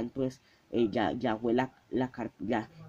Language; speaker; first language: Spanish; native; Spanish